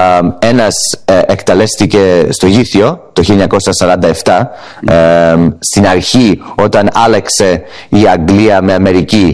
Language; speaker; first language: Greek; early bilingual, heritage; Greek